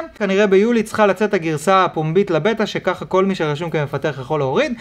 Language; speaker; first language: Hebrew; native; Hebrew